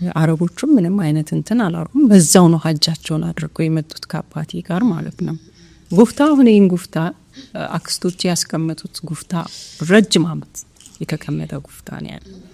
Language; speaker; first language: Amharic; non-native, local second language; Oromo